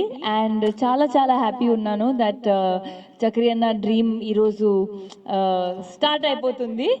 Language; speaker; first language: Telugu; non-native, fluent; Hindi